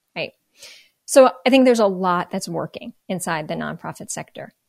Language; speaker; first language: English; native; English